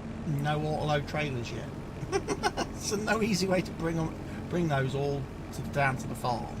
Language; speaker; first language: English; native; English